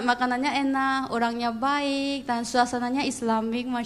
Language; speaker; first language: Indonesian; non-native, fluent; Korean